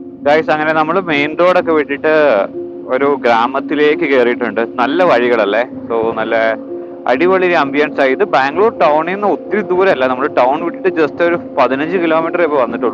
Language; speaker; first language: Malayalam; native; Malayalam